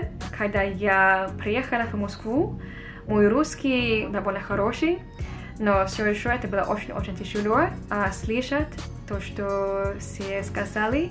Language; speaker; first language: Russian; non-native, fluent; Swedish